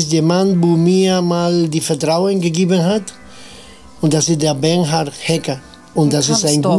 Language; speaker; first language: German; non-native, fluent; Spanish